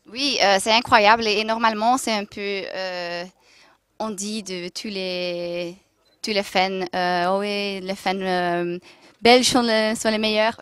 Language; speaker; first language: French; non-native, local second language; Dutch